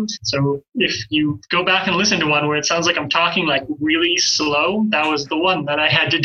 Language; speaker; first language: English; native; English